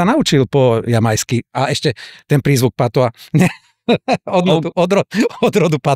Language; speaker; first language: Slovak; native; Slovak